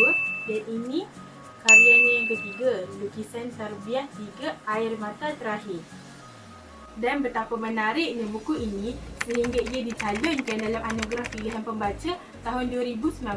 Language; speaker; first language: Malay; native; Malay